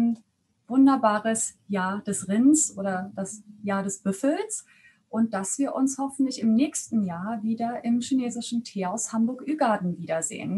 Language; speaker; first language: German; native; German